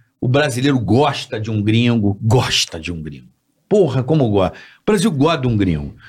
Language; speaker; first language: Portuguese; native; Portuguese